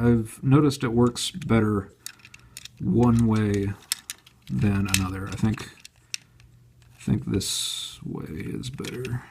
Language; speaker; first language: English; native; English